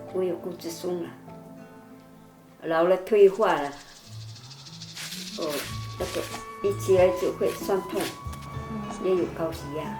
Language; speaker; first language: Chinese; non-native, local second language; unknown